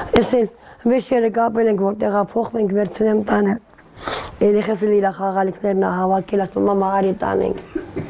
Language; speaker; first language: Armenian; native; Armenian